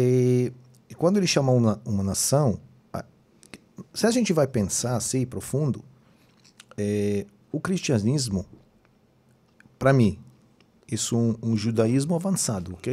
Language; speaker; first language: Portuguese; non-native, fluent; Hebrew